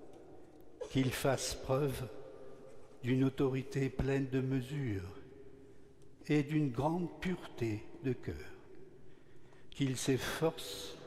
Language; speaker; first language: French; native; French